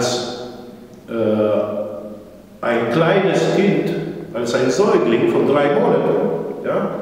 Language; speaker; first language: German; non-native, fluent; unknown